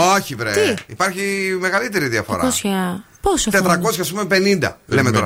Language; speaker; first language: Greek; native; Greek